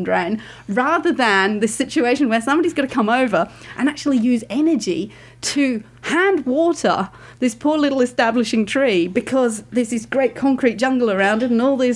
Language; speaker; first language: English; native; English